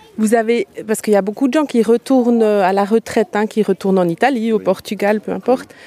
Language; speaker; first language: French; non-native, local second language; Swiss German